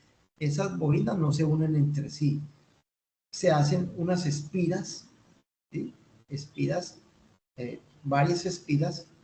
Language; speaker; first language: Spanish; native; Spanish